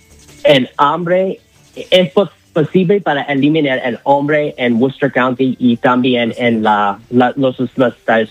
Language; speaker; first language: Spanish; non-native, learner; English